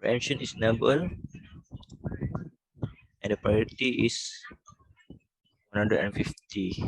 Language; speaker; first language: English; non-native, local second language; Malay